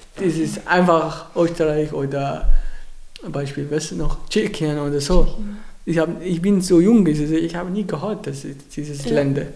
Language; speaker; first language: German; non-native, learner; Arabic